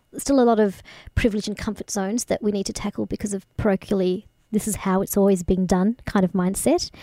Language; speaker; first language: English; early bilingual, other home language; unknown